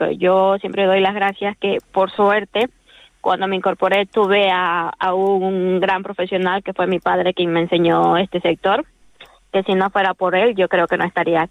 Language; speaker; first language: Spanish; native; Spanish